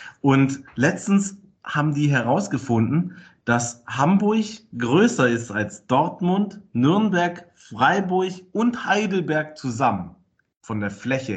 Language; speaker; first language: German; native; German